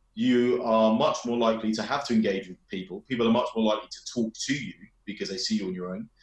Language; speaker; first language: English; native; English